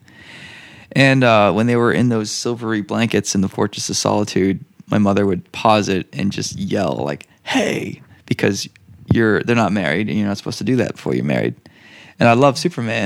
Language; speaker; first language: English; native; English